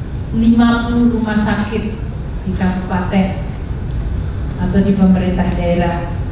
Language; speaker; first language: Indonesian; native; Indonesian